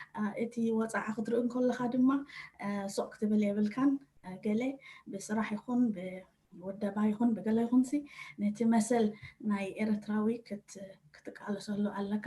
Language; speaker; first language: Tigrinya; early bilingual, heritage; Tigrinya